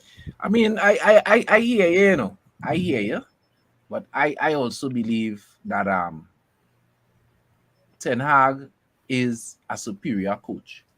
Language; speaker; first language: English; native; English